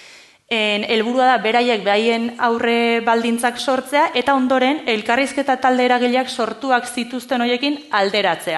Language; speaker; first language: Basque; native; Basque